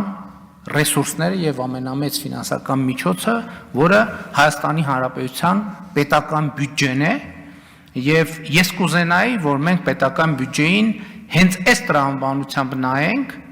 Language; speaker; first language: Armenian; native; Armenian